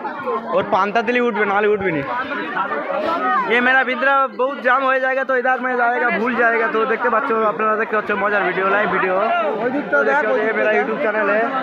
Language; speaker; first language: Hindi; non-native, learner; Bangla